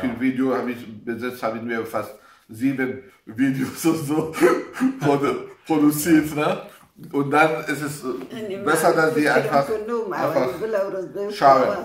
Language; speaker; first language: German; non-native, learner; Pashto